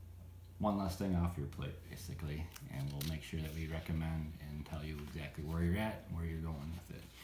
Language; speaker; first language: English; native; English